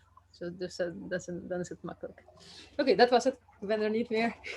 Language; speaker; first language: Dutch; non-native, fluent; Russian